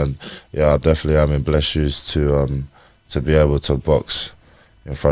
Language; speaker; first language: English; native; English